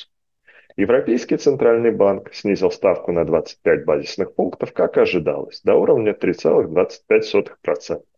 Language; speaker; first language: Russian; native; Russian